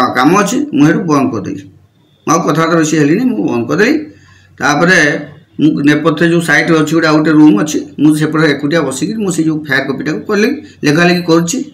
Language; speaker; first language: Odia; non-native, local second language; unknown